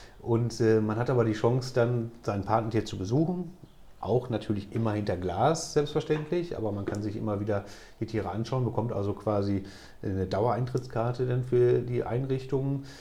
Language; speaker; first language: German; native; German